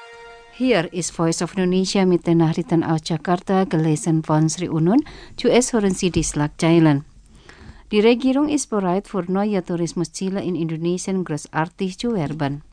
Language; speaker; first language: German; non-native, fluent; Indonesian